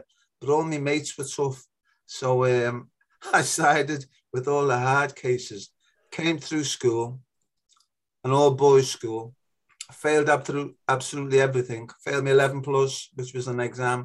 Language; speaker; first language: English; native; English